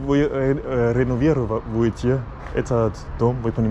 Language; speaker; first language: Russian; non-native, learner; German